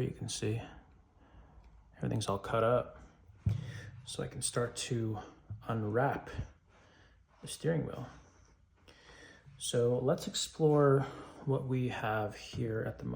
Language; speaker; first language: English; native; English